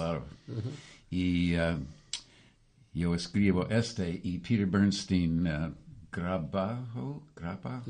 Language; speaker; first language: Spanish; non-native, learner; English